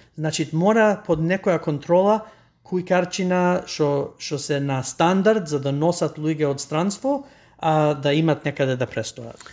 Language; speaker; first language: Macedonian; early bilingual, heritage; Macedonian